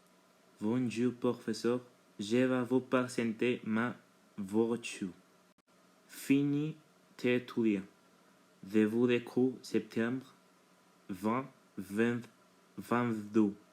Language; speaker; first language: French; non-native, learner; Spanish